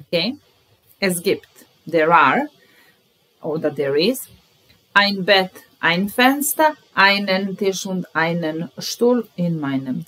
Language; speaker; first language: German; non-native, fluent; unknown